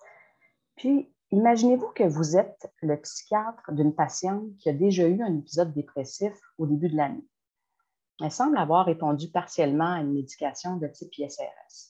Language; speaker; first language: French; native; French